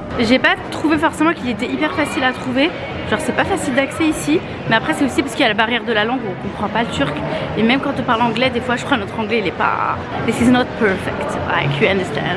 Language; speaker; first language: French; native; French